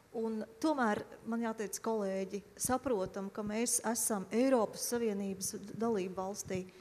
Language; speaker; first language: Latvian; native; Latvian